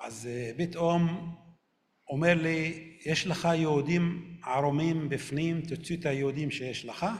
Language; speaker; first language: Hebrew; non-native, local second language; Arabic